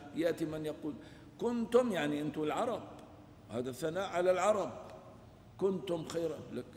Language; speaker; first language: Arabic; non-native, local second language; Kurdish